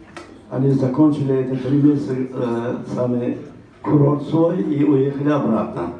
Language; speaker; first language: Russian; non-native, local second language; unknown